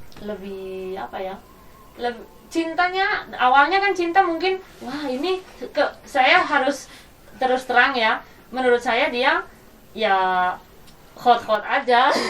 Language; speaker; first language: Indonesian; non-native, fluent; Spanish